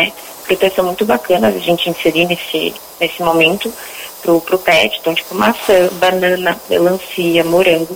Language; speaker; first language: Portuguese; native; Portuguese